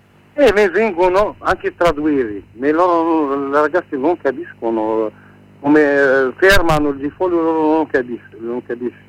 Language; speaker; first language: Italian; non-native, learner; Arabic